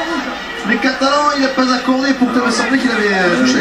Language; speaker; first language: French; native; French